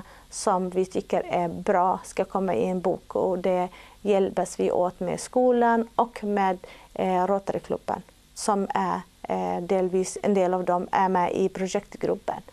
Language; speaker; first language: Swedish; non-native, fluent; Arabic